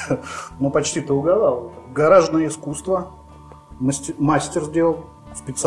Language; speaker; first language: Russian; native; Russian